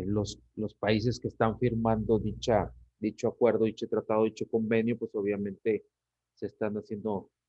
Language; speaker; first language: Spanish; native; Spanish